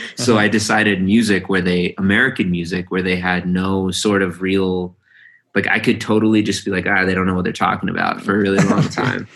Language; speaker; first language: English; early bilingual, other home language; Hindi